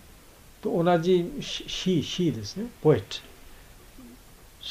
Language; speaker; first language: Japanese; non-native, learner; Bangla